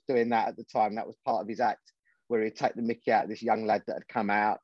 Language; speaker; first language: English; native; English